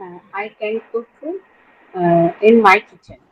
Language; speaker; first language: English; non-native, learner; Hindi